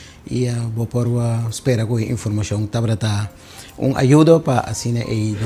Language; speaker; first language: Spanish; non-native, learner; Papiamento